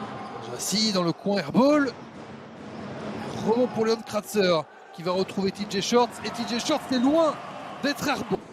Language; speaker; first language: French; native; French